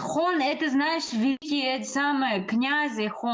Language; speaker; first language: Russian; non-native, learner; Uzbek